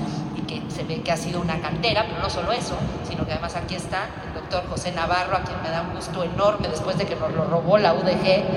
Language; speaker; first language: Spanish; native; Spanish